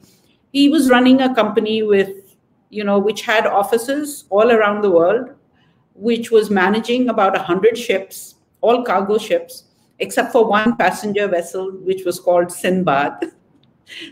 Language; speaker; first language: English; non-native, local second language; Urdu